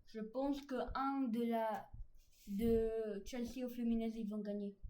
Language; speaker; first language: French; non-native, learner; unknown